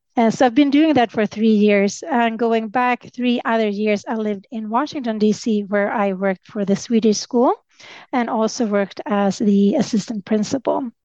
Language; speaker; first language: English; non-native, fluent; Swedish